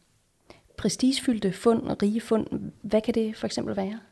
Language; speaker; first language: Danish; native; Danish